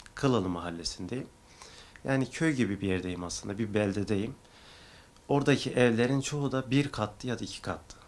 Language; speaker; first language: Turkish; native; Turkish